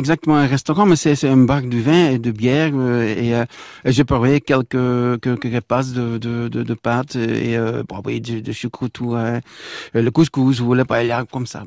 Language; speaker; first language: French; non-native, local second language; Dutch